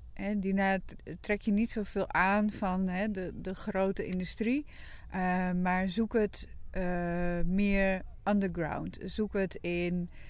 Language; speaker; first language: Dutch; non-native, local second language; Western Frisian